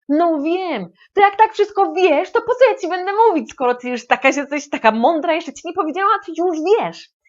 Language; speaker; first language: Polish; native; Polish